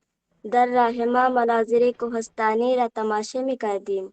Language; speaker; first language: Persian; non-native, learner; Urdu